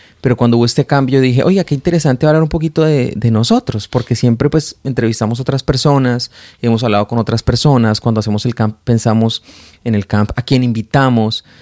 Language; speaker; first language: Spanish; native; Spanish